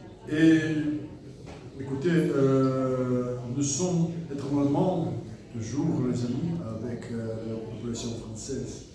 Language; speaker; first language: French; non-native, learner; Russian